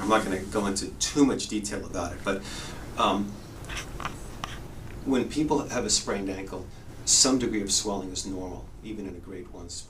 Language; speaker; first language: English; native; English